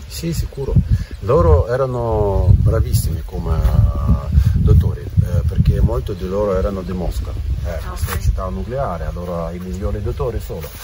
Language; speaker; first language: Italian; non-native, learner; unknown